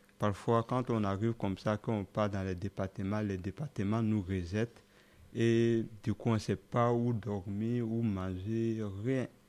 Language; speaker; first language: French; non-native, local second language; Dyula